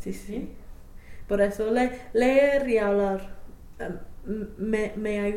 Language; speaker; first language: Spanish; non-native, fluent; English